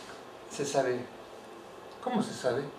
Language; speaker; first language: Spanish; non-native, fluent; French